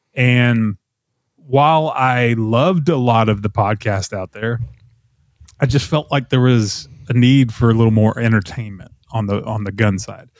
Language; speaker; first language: English; native; English